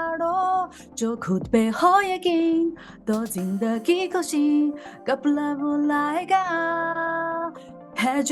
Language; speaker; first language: Hindi; non-native, fluent; Chinese